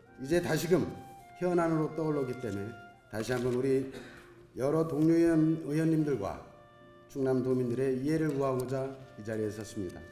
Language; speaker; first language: Korean; native; Korean